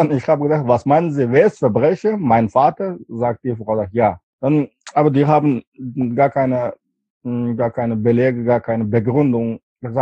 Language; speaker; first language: German; non-native, fluent; Uyghur